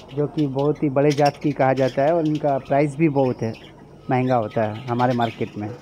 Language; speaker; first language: Hindi; native; Hindi